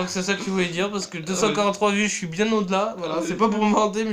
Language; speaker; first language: French; native; French